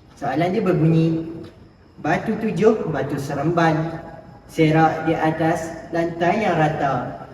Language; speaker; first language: Malay; native; Malay